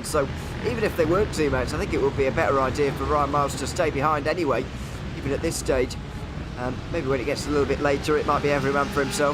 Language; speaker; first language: English; native; English